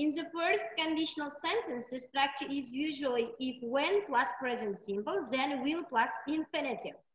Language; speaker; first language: English; non-native, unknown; Uzbek